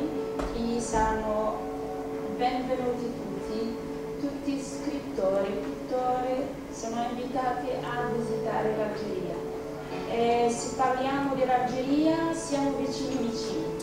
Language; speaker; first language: Italian; non-native, fluent; Arabic